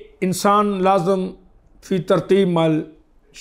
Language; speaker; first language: Arabic; non-native, learner; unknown